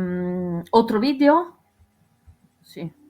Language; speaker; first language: Spanish; non-native, learner; Italian